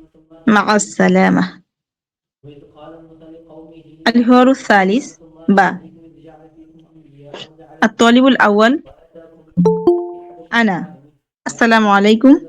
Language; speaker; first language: Arabic; non-native, learner; Bangla